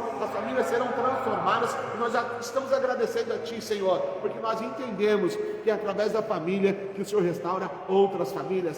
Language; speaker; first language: Portuguese; native; Portuguese